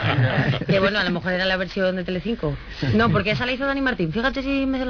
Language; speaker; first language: Spanish; native; Spanish